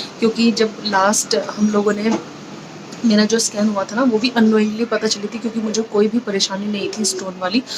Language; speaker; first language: Hindi; native; Hindi